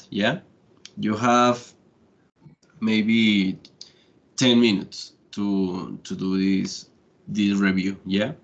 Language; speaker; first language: English; non-native, fluent; Spanish